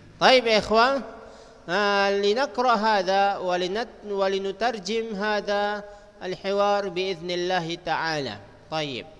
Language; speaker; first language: Arabic; non-native, fluent; Indonesian